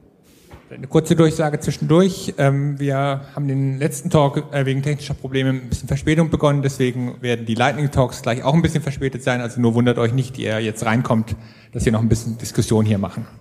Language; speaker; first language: German; native; German